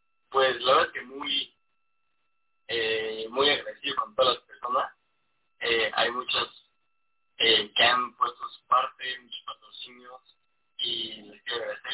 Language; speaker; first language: Spanish; native; Spanish